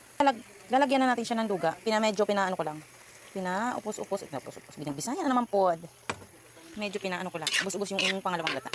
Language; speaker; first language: Filipino; native; Filipino